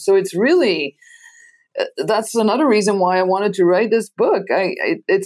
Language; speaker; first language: English; non-native, fluent; Dutch